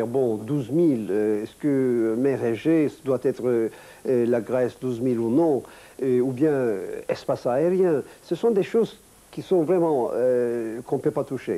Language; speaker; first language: French; non-native, fluent; Turkish